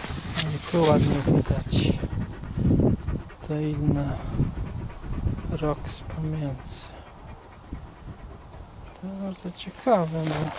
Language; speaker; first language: Polish; early bilingual, heritage; Polish